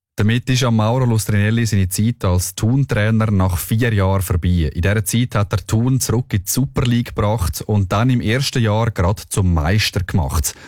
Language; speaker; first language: German; native; German